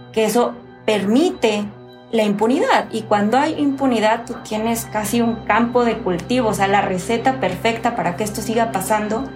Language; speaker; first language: Spanish; native; Spanish